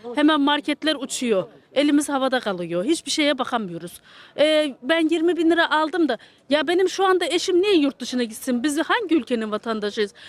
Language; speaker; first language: Turkish; native; Turkish